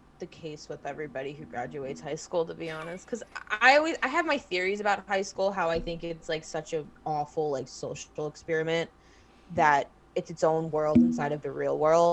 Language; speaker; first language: English; native; English